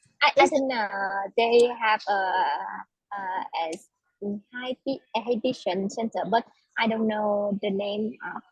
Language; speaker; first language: English; non-native, learner; Vietnamese